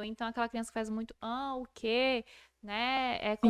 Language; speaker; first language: Portuguese; native; Portuguese